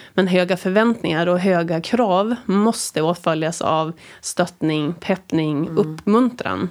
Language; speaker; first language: Swedish; native; Swedish